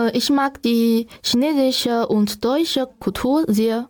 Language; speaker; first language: German; non-native, learner; Chinese